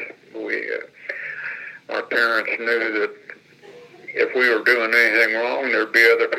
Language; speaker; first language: English; native; English